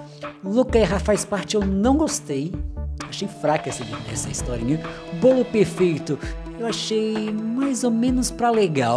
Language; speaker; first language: Portuguese; native; Portuguese